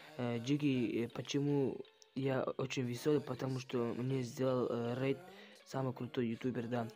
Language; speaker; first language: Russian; non-native, local second language; Kazakh